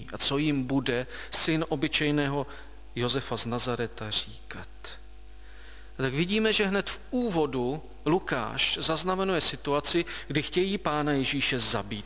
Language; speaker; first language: Czech; native; Czech